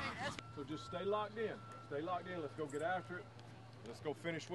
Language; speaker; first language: English; native; English